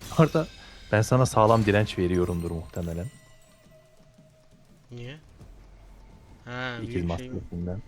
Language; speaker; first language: Turkish; native; Turkish